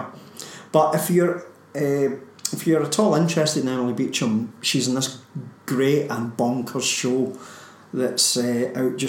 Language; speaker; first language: English; native; English